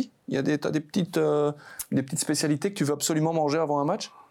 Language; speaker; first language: French; native; French